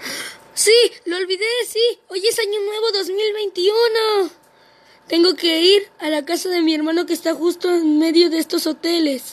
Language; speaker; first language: Spanish; native; Spanish